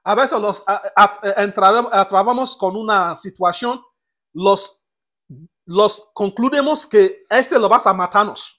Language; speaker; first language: Spanish; non-native, learner; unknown